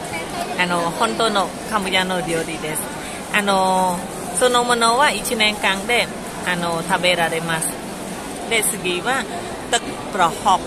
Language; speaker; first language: Japanese; non-native, local second language; Khmer